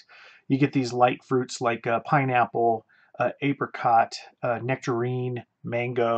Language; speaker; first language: English; native; English